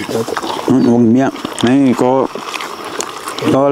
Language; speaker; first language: Vietnamese; non-native, learner; Portuguese